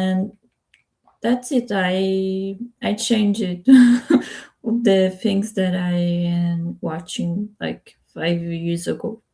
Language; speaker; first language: English; non-native, learner; Spanish